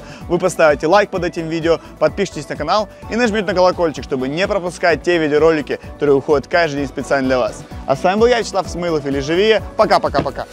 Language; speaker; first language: Russian; native; Russian